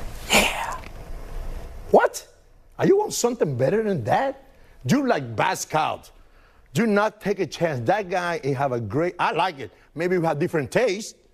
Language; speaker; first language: English; non-native, fluent; Spanish